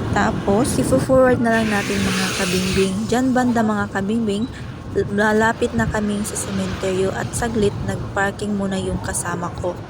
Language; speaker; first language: Filipino; non-native, local second language; Cebuano